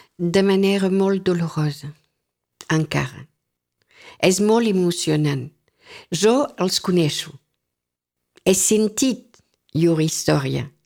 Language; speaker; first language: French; native; French